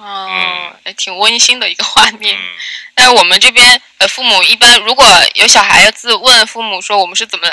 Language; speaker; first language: Chinese; native; Chinese